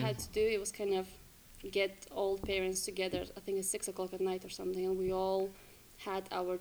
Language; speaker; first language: English; non-native, fluent; Lithuanian